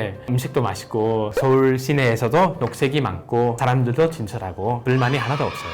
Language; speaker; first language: Korean; non-native, fluent; English